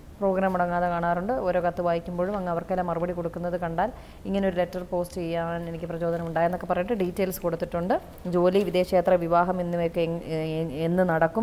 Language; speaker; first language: Malayalam; native; Malayalam